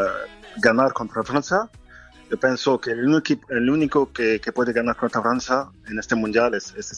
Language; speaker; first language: Spanish; non-native, fluent; French